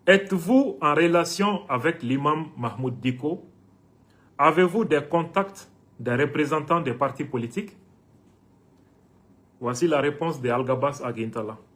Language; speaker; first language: French; non-native, local second language; Bambara